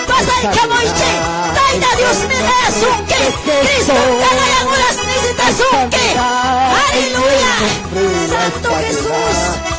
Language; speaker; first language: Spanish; non-native, local second language; Quechua